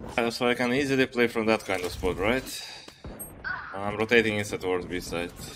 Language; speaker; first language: English; non-native, fluent; Russian